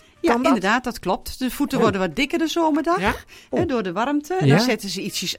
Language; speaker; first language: Dutch; native; Dutch